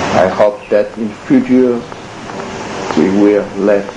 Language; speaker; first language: English; non-native, learner; Vietnamese